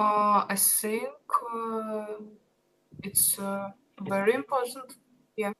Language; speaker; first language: English; non-native, learner; Russian